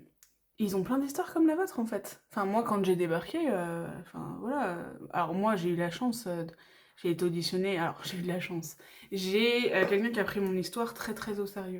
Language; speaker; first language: French; native; French